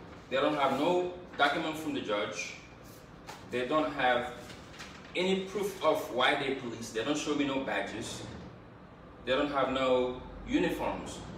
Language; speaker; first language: English; non-native, fluent; Wolof